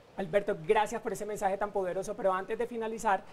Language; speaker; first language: Spanish; native; Spanish